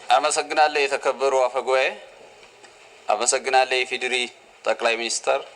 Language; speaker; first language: Amharic; native; Amharic